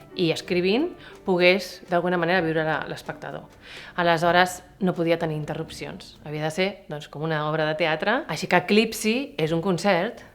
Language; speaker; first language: Catalan; native; Catalan